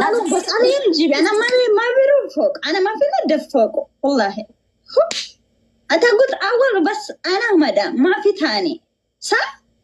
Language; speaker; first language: Arabic; non-native, learner; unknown